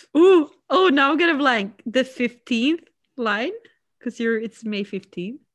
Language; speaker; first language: English; non-native, fluent; Swedish